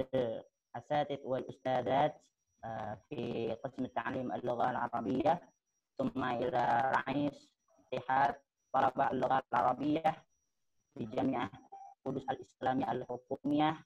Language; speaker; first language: Arabic; non-native, learner; Indonesian